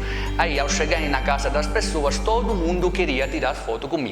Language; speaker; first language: Portuguese; non-native, fluent; Italian